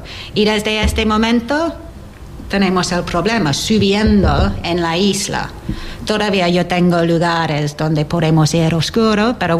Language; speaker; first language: Spanish; non-native, learner; English